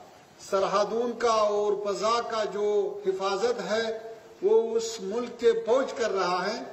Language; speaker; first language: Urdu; non-native, fluent; Pashto